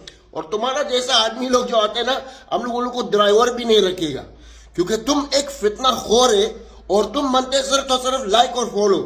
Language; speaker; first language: Hindi; non-native, learner; Arabic